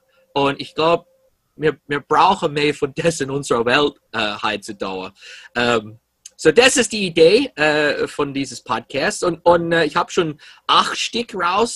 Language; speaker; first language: German; early bilingual, heritage; English